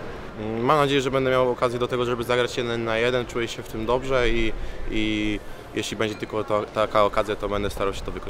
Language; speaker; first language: Polish; native; Polish